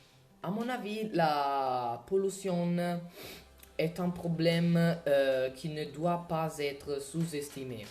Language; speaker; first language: French; non-native, learner; Italian